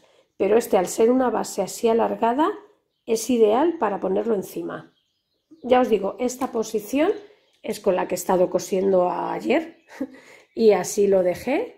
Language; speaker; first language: Spanish; native; Spanish